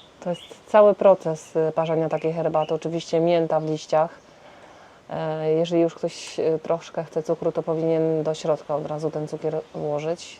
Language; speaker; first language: Polish; native; Polish